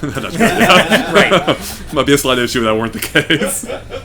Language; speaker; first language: English; native; English